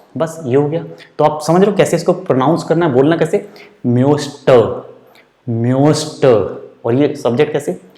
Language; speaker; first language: Hindi; native; Hindi